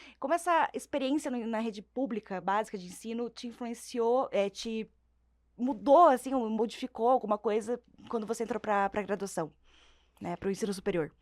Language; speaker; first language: Portuguese; early bilingual, other home language; Spanish